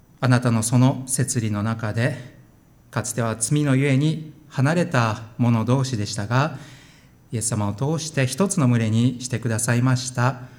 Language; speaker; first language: Japanese; native; Japanese